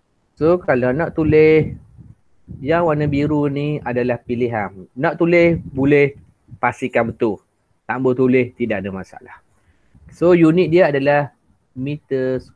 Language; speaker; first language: Malay; native; Malay